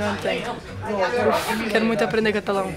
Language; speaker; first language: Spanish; non-native, fluent; Portuguese